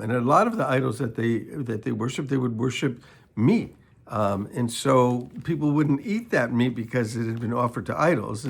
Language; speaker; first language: English; native; English